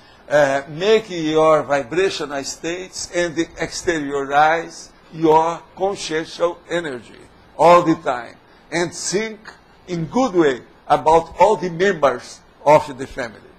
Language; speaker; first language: English; non-native, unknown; Portuguese